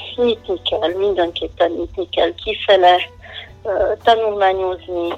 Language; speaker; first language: Hungarian; non-native, fluent; French